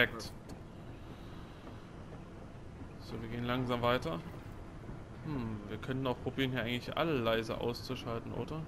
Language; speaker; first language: German; native; German